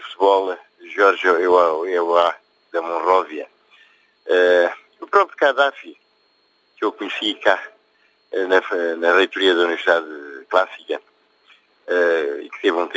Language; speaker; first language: Portuguese; native; Portuguese